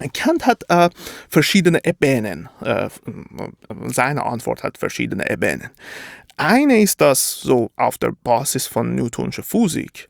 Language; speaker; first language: German; non-native, fluent; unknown